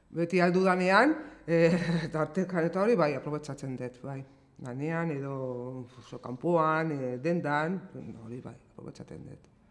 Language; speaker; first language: Basque; non-native, local second language; Spanish